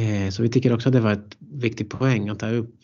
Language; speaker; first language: Swedish; non-native, fluent; Greek